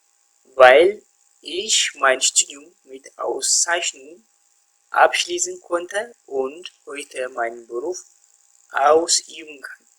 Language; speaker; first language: German; non-native, fluent; Tigrinya